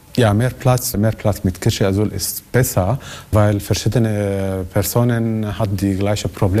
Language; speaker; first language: German; non-native, learner; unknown